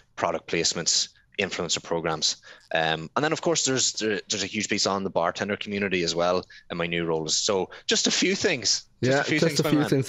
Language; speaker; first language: English; native; English